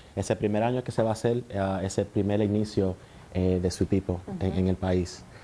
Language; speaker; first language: Spanish; early bilingual, heritage; Spanish